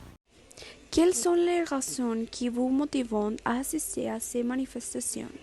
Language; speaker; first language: French; non-native, learner; Spanish